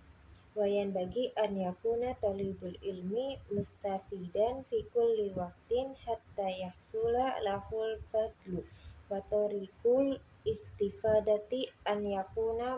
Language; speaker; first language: Arabic; non-native, learner; Indonesian